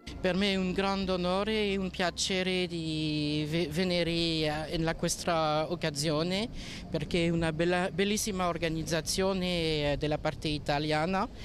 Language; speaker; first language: Italian; non-native, learner; French